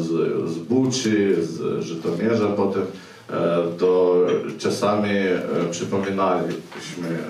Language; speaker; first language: Polish; non-native, fluent; Ukrainian